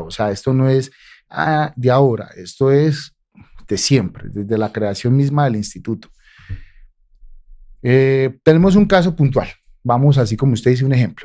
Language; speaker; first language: Spanish; native; Spanish